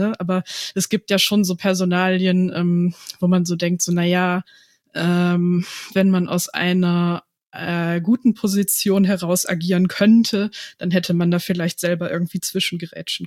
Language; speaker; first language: German; native; German